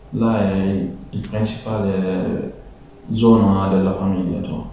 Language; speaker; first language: Italian; non-native, fluent; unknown